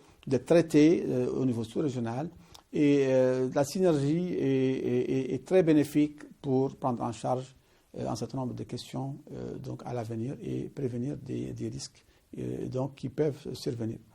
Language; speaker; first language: French; non-native, local second language; Arabic